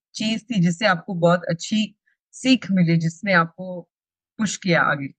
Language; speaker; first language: Hindi; non-native, local second language; Telugu